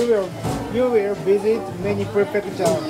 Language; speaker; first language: English; non-native, learner; Japanese